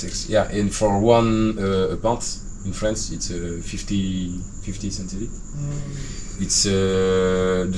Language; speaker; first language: English; non-native, learner; French